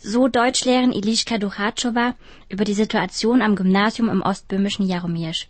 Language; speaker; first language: German; native; German